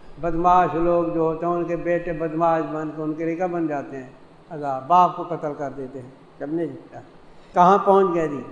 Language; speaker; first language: Urdu; non-native, local second language; Saraiki